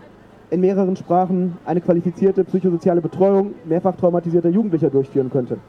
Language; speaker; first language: German; native; German